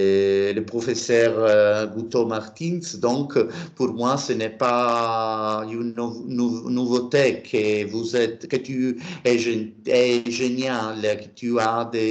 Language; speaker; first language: French; non-native, learner; Italian